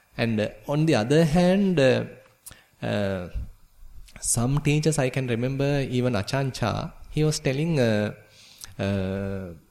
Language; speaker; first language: English; non-native, local second language; Sinhala